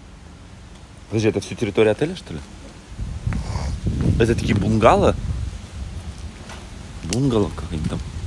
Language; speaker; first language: Russian; native; Russian